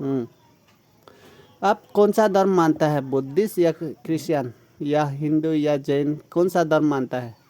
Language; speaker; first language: Hindi; non-native, local second language; Mizo